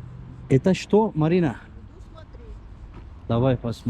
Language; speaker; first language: Russian; non-native, fluent; Turkish